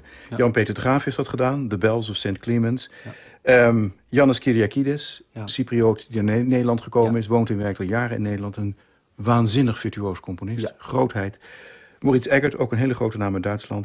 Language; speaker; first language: Dutch; native; Dutch